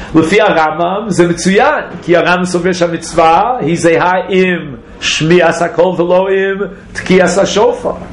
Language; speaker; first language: Hebrew; non-native, fluent; English